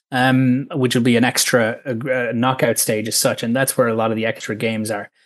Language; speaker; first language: English; native; English